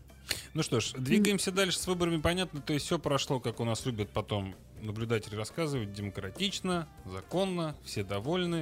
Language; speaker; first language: Russian; native; Russian